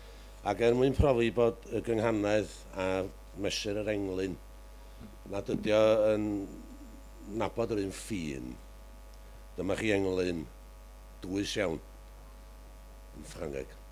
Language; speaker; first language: Welsh; native; Welsh